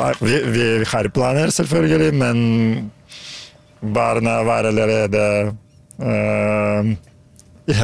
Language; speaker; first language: Norwegian; non-native, learner; Ukrainian